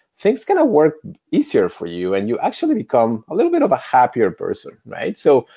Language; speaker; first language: English; non-native, fluent; Spanish